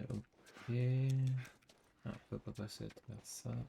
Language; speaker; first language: French; native; French